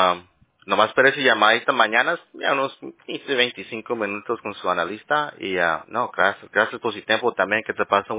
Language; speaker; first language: Spanish; early bilingual, heritage; Spanish